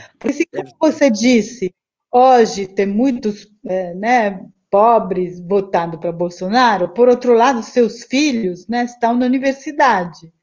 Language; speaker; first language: Portuguese; non-native, fluent; Italian